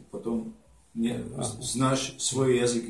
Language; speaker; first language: Russian; non-native, learner; Czech